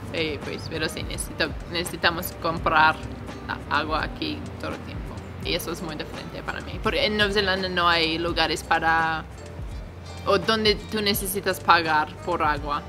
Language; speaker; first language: Spanish; non-native, learner; English